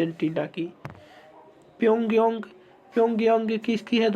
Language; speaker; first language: Hindi; native; Hindi